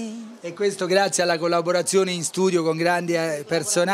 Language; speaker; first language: Italian; native; Italian